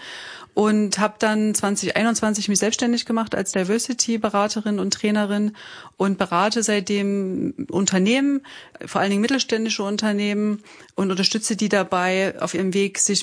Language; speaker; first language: German; native; German